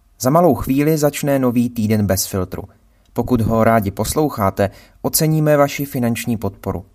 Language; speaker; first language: Czech; native; Czech